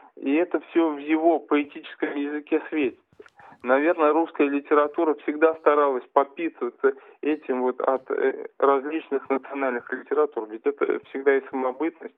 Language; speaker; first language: Russian; native; Russian